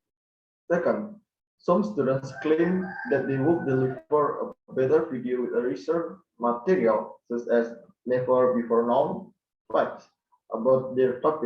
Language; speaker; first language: English; non-native, learner; Indonesian